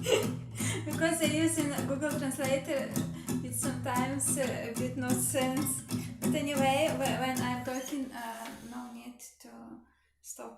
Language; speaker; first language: English; non-native, learner; Russian